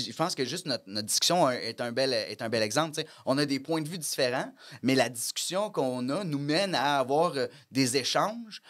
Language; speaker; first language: French; native; French